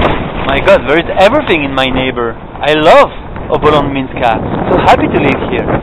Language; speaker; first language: English; non-native, fluent; French